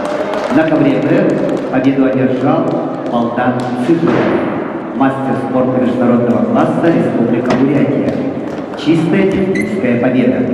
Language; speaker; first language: Russian; native; Russian